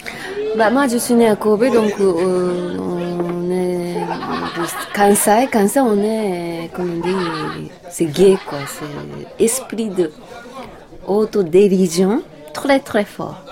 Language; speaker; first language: French; non-native, learner; Japanese